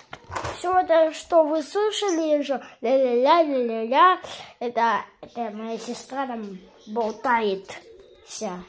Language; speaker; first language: Russian; early bilingual, heritage; Russian